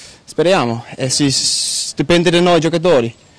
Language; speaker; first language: Italian; non-native, learner; Danish